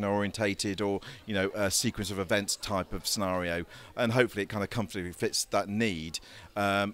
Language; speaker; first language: English; native; English